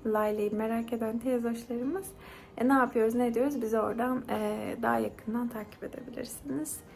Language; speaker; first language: Turkish; native; Turkish